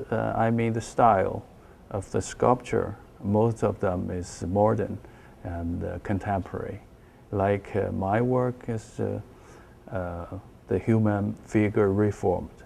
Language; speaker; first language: English; non-native, learner; Chinese